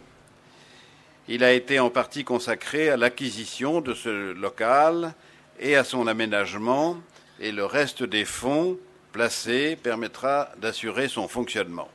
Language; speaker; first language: French; native; French